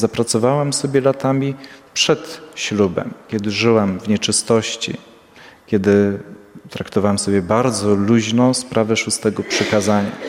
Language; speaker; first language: Polish; native; Polish